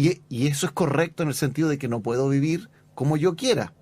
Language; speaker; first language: Spanish; native; Spanish